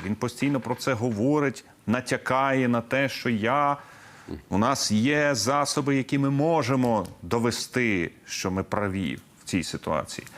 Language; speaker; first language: Ukrainian; native; Ukrainian